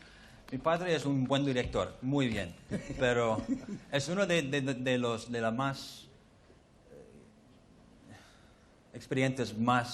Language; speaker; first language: Spanish; early bilingual, heritage; English